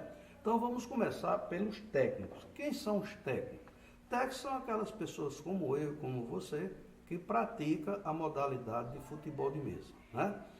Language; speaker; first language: Portuguese; native; Portuguese